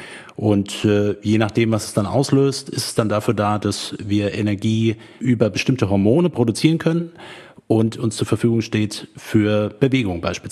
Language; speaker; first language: German; native; German